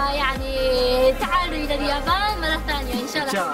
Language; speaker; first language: Arabic; non-native, learner; Japanese